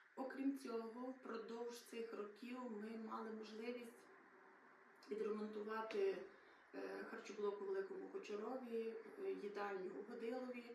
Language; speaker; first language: Ukrainian; native; Ukrainian